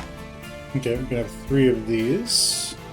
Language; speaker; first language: English; native; English